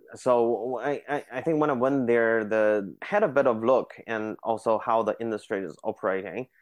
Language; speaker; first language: English; non-native, fluent; Chinese